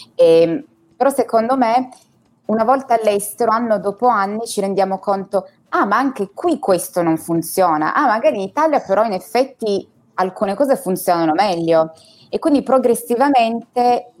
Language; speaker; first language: Italian; native; Italian